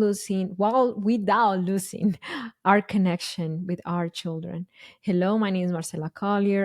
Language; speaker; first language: English; non-native, fluent; Spanish